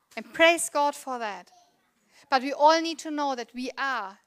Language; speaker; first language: English; non-native, fluent; German